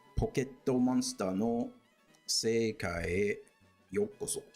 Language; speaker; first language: Japanese; non-native, learner; English